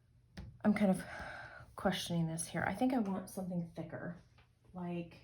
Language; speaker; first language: English; native; English